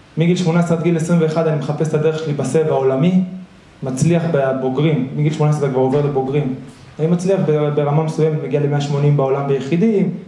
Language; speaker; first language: Hebrew; early bilingual, other home language; Spanish